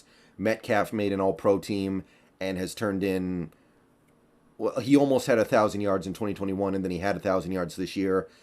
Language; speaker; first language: English; native; English